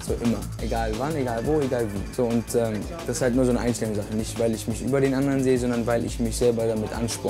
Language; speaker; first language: German; native; German